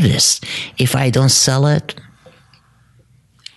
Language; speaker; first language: English; non-native, fluent; Persian